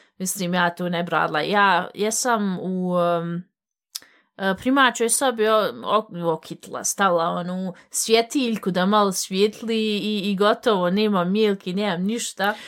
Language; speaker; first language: Bosnian; early bilingual, heritage; Bosnian